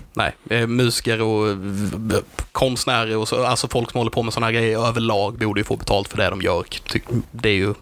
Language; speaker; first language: Swedish; native; Swedish